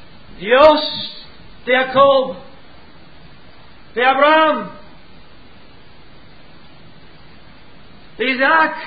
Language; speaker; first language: Spanish; non-native, learner; English